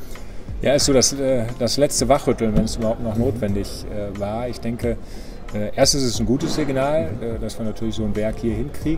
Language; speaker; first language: German; native; German